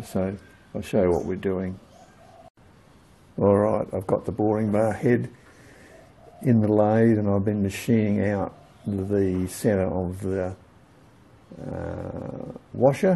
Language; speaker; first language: English; native; English